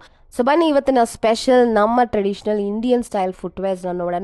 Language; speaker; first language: Kannada; native; Kannada